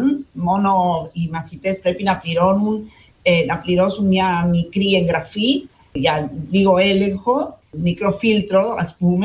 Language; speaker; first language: Greek; non-native, fluent; Spanish